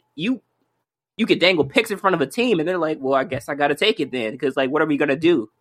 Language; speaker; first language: English; native; English